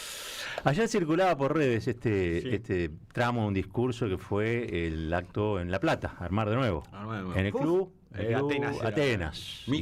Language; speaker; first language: Spanish; native; Spanish